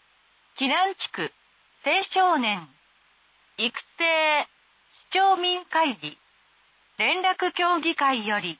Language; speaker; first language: Japanese; native; Japanese